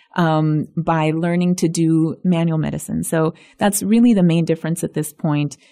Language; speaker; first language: English; early bilingual, other home language; Spanish